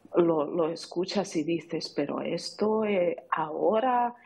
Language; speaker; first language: Spanish; non-native, fluent; Ukrainian